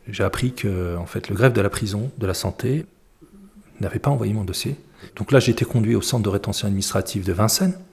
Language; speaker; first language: French; early bilingual, other home language; Arabic